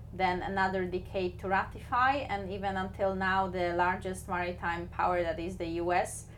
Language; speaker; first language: English; non-native, fluent; Polish